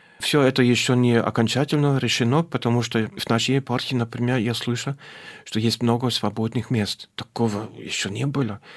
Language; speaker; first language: Russian; non-native, fluent; German